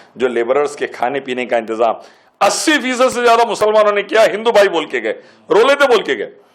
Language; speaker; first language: Urdu; native; Urdu